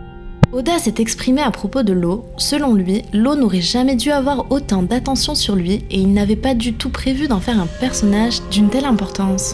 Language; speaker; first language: French; native; French